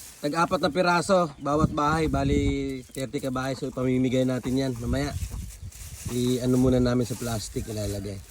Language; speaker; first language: Filipino; non-native, local second language; Hiligaynon